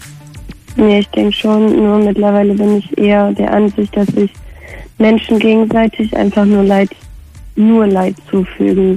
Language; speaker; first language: German; native; German